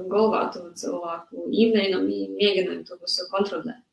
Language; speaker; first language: Latvian; native; Latvian